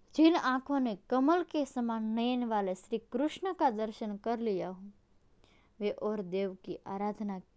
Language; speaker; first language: Hindi; non-native, local second language; Gujarati